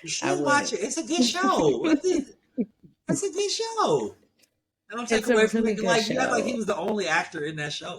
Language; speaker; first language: English; native; English